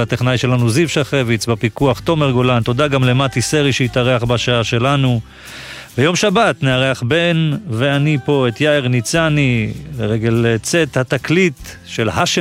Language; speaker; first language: Hebrew; native; Hebrew